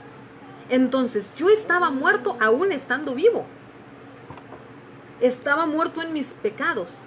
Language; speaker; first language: Spanish; native; Spanish